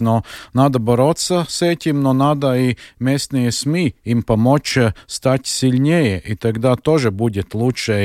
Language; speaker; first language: Russian; non-native, local second language; Latvian